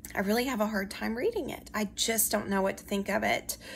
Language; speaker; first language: English; native; English